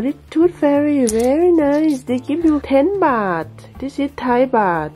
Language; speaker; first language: English; non-native, learner; Thai